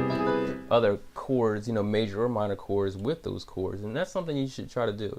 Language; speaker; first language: English; native; English